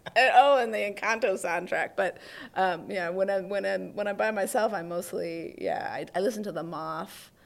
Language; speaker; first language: English; native; English